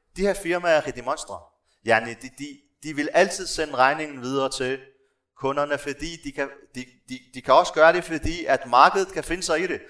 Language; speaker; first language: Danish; non-native, local second language; Arabic